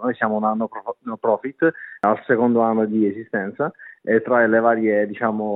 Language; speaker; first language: Italian; native; Italian